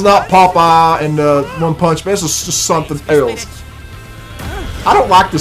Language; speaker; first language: English; native; English